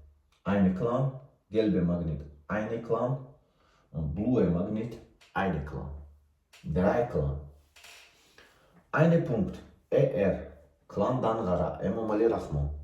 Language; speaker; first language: German; non-native, learner; Tajik